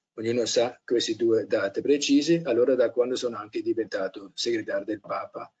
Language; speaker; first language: Italian; non-native, fluent; German